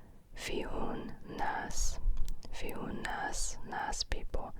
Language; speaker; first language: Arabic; non-native, learner; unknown